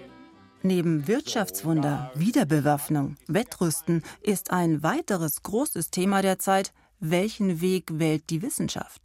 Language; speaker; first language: German; native; German